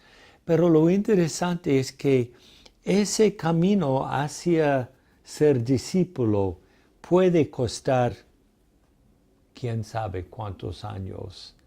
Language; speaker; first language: Spanish; non-native, fluent; English